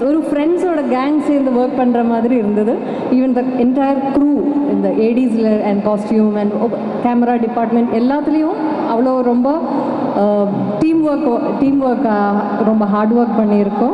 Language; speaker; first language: Tamil; non-native, fluent; Malayalam